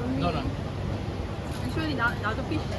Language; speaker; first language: English; non-native, fluent; Korean